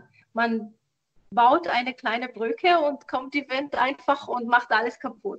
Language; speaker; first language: German; non-native, fluent; Arabic